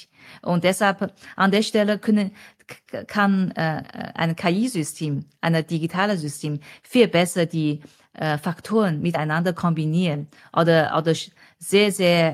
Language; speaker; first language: German; non-native, fluent; Chinese